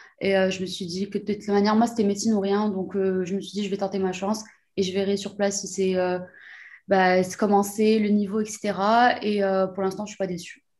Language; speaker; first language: French; non-native, local second language; Arabic